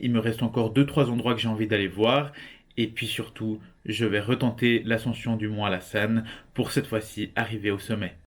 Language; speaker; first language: French; native; French